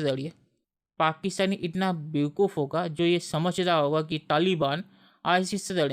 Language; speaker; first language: Hindi; native; Hindi